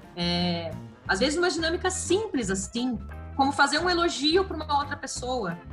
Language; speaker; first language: Portuguese; native; Portuguese